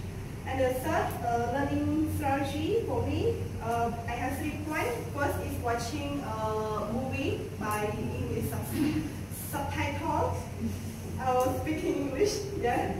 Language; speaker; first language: English; non-native, learner; Khmer